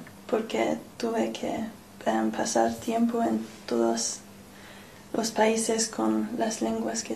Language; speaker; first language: Spanish; non-native, learner; English